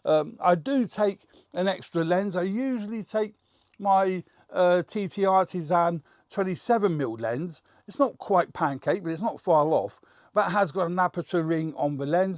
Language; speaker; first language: English; native; English